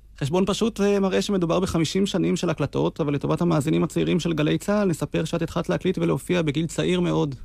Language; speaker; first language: Hebrew; native; Hebrew